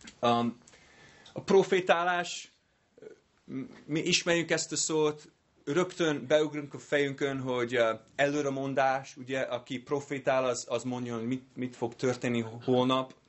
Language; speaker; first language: Hungarian; non-native, fluent; English